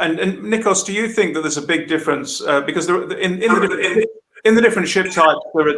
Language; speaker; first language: English; native; English